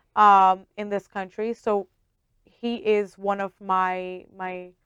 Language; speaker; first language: English; early bilingual, other home language; Spanish